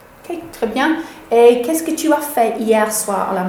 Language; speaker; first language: French; non-native, fluent; English